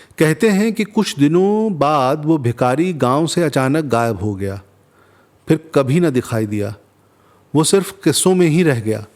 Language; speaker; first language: Urdu; non-native, local second language; Hindi